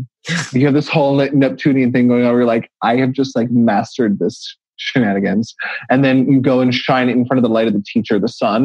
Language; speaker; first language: English; native; English